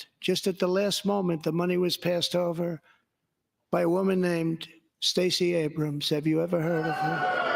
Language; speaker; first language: English; native; English